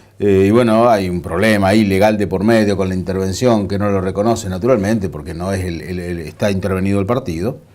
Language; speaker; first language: Spanish; native; Spanish